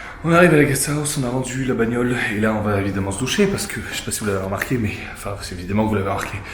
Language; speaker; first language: French; native; French